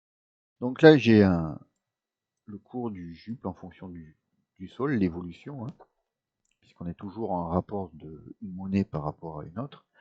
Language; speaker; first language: French; native; French